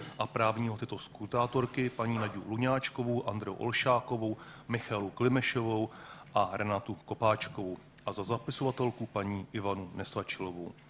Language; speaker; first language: Czech; native; Czech